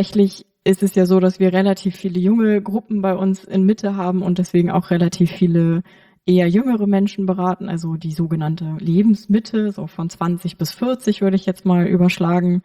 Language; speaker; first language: German; native; German